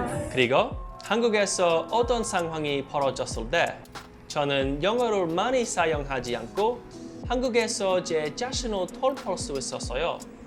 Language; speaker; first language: Korean; non-native, learner; English